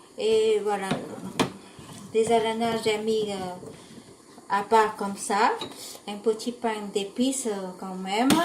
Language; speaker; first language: French; non-native, learner; Vietnamese